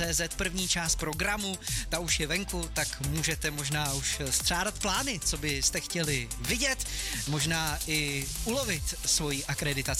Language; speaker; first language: Czech; native; Czech